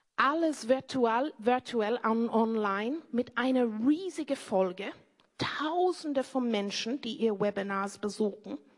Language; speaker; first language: German; non-native, fluent; English